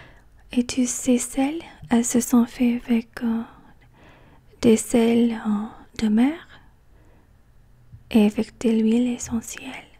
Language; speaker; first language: French; non-native, learner; English